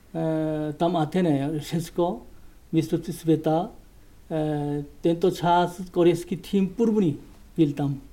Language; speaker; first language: Czech; non-native, learner; Korean